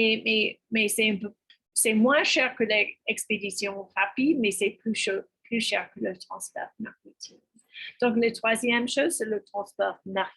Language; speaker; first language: French; non-native, fluent; English